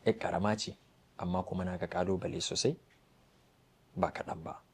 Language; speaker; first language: Hausa; non-native, local second language; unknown